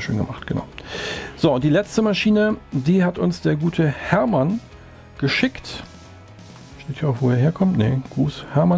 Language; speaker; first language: German; native; German